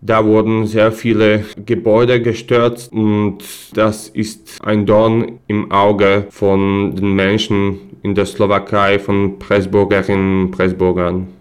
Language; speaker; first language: German; non-native, fluent; Slovak